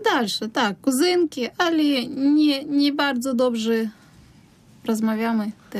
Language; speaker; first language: Polish; non-native, learner; Russian